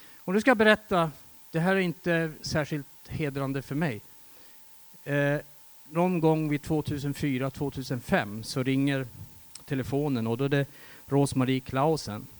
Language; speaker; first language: Swedish; native; Swedish